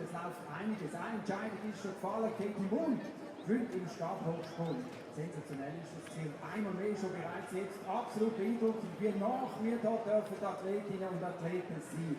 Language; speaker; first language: German; native; German